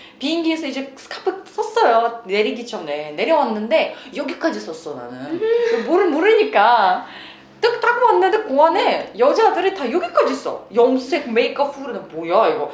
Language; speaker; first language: Korean; non-native, fluent; Uzbek